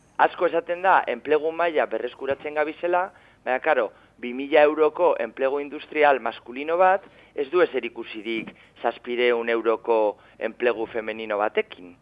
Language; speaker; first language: Basque; native; Basque